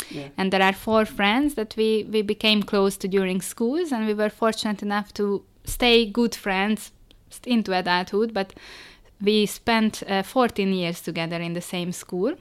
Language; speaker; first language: English; non-native, fluent; Hungarian